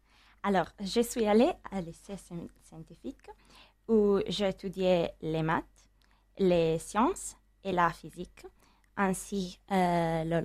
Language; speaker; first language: French; non-native, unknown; Italian